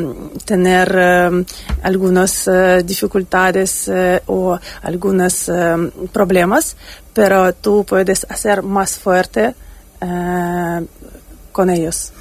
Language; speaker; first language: Spanish; non-native, learner; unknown